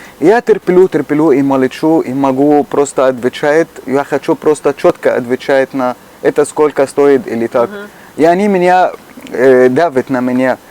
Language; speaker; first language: Russian; non-native, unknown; Arabic